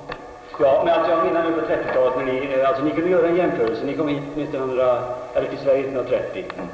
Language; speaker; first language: Swedish; native; Swedish